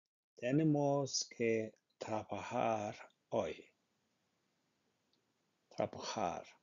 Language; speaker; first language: Spanish; non-native, learner; Icelandic